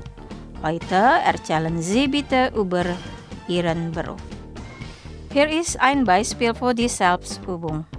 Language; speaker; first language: German; non-native, fluent; Indonesian